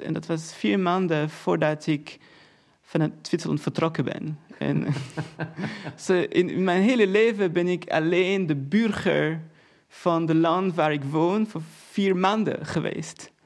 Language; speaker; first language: Dutch; non-native, fluent; Portuguese